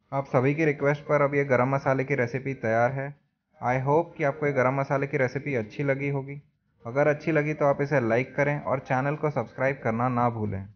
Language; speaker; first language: Hindi; native; Hindi